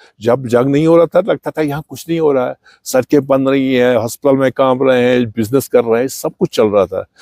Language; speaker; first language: Urdu; non-native, local second language; Kashmiri